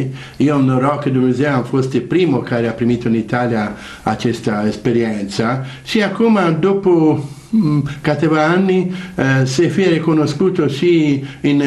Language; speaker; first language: Romanian; non-native, learner; Italian